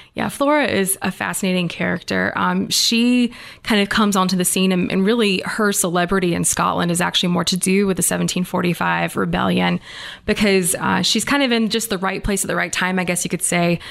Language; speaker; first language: English; native; English